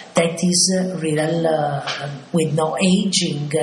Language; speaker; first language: English; non-native, fluent; Italian